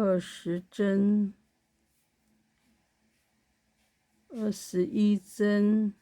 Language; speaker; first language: Chinese; native; Chinese